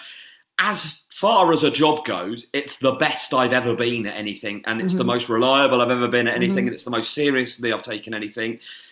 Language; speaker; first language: English; native; English